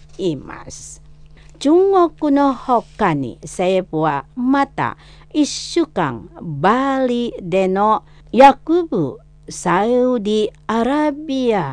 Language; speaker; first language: Japanese; non-native, learner; Indonesian